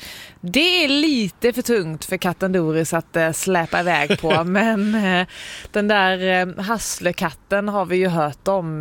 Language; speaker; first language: Swedish; native; Swedish